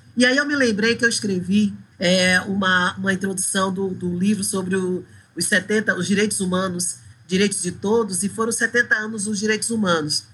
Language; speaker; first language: Portuguese; native; Portuguese